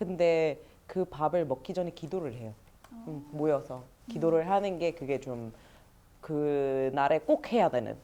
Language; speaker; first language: Korean; non-native, fluent; Arabic